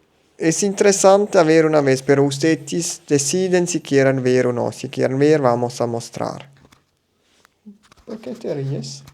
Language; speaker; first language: Spanish; non-native, learner; German